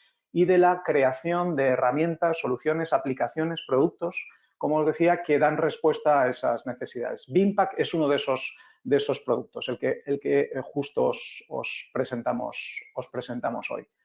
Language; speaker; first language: Spanish; native; Spanish